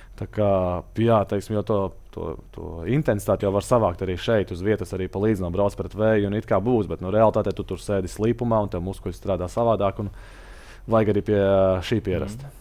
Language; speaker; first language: Latvian; native; Latvian